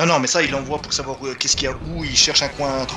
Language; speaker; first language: French; native; French